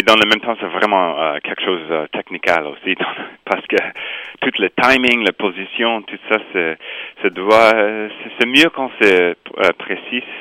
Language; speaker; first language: French; non-native, local second language; English